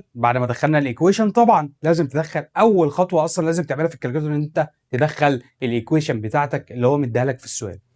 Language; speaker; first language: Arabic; native; Arabic